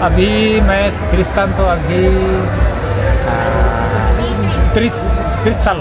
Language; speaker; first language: Hindi; non-native, local second language; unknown